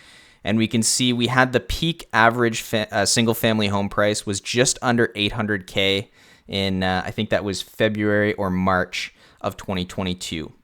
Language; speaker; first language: English; native; English